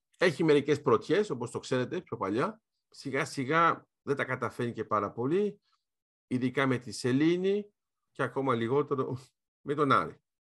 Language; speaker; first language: Greek; early bilingual, heritage; Greek